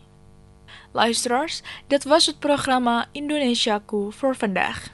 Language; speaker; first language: Dutch; non-native, fluent; Indonesian